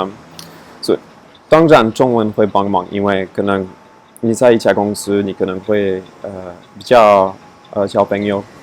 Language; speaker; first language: Chinese; non-native, fluent; French